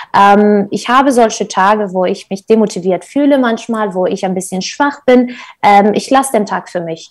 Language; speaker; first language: German; non-native, fluent; Kurdish